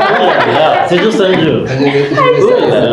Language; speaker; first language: French; non-native, learner; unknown